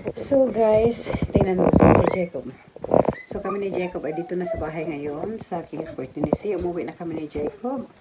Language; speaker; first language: Filipino; non-native, local second language; Cebuano